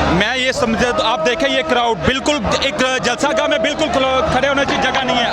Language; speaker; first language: Urdu; non-native, local second language; Punjabi